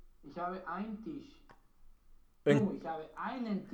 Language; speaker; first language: German; non-native, learner; Romanian